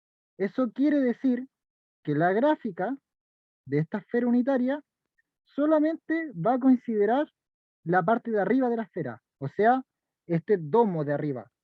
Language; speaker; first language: Spanish; native; Spanish